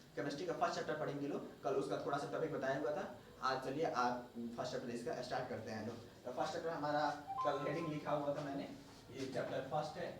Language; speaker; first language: Hindi; native; Hindi